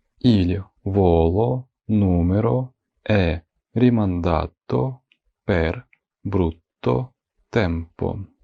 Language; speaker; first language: Italian; non-native, fluent; Ukrainian